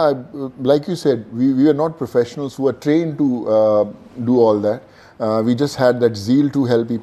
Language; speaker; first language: English; non-native, local second language; Punjabi